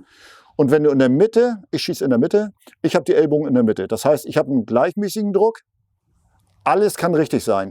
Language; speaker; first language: German; native; German